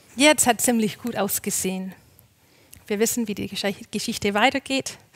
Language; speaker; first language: German; non-native, fluent; English